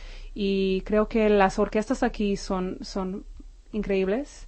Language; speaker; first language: Spanish; non-native, fluent; Hebrew